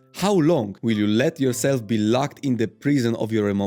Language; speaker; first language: English; non-native, fluent; Polish